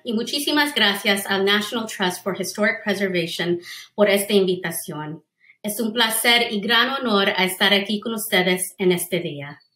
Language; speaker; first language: Spanish; early bilingual, heritage; Spanish